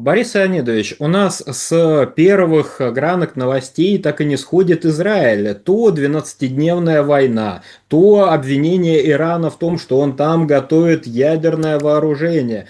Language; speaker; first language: Russian; native; Russian